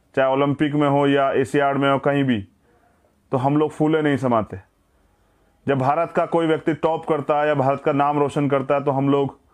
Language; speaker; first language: Hindi; native; Hindi